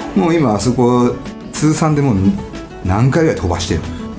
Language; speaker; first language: Japanese; native; Japanese